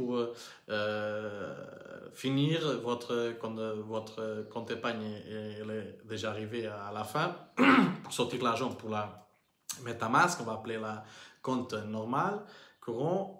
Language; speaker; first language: French; non-native, learner; Portuguese